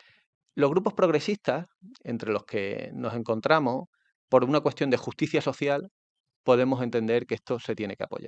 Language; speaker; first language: Spanish; native; Spanish